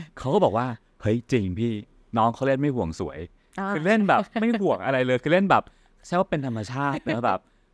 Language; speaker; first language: Thai; native; Thai